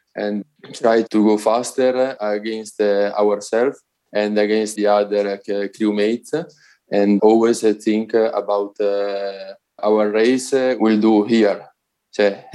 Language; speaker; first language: English; non-native, learner; Italian